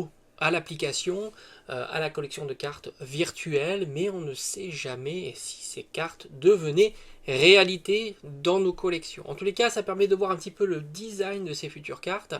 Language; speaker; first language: French; native; French